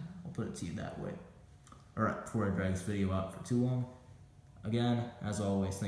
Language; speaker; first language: English; native; English